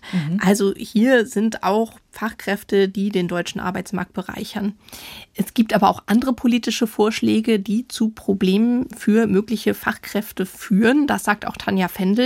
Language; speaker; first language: German; native; German